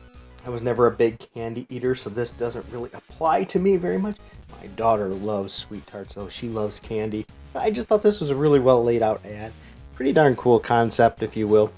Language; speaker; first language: English; native; English